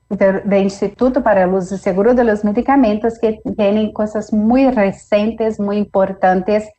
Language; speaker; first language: Spanish; non-native, fluent; Portuguese